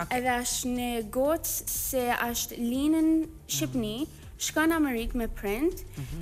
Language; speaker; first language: Albanian; early bilingual, heritage; English